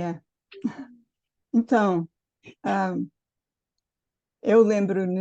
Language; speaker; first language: Portuguese; non-native, fluent; English